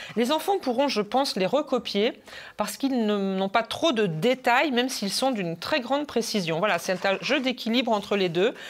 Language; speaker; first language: French; native; French